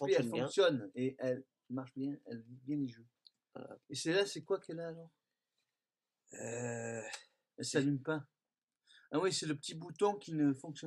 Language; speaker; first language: French; native; French